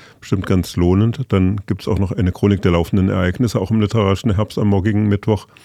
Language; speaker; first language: German; native; German